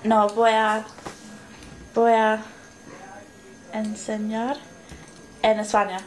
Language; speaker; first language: Spanish; non-native, learner; English